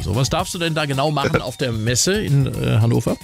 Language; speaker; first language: German; native; German